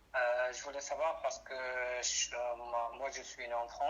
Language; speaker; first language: French; non-native, local second language; Arabic